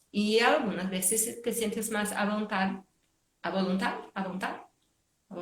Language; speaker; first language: Spanish; non-native, fluent; Portuguese